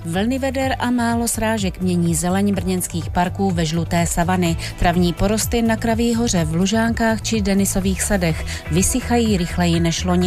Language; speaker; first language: Czech; native; Czech